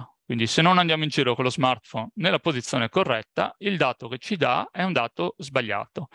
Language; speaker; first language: Italian; native; Italian